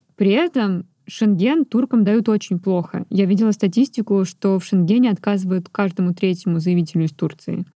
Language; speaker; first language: Russian; native; Russian